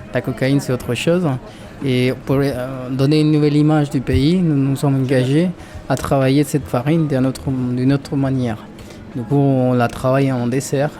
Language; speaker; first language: French; non-native, fluent; Spanish